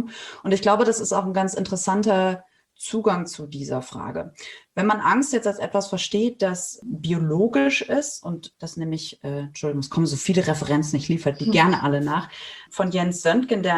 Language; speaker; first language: German; native; German